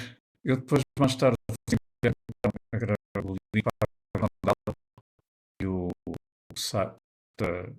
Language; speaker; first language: Portuguese; native; Portuguese